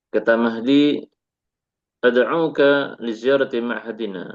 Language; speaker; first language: Arabic; non-native, fluent; Indonesian